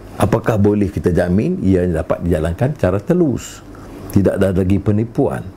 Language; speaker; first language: Malay; native; Malay